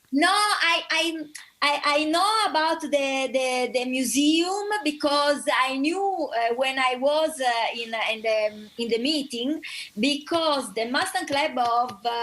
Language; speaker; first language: English; non-native, learner; Italian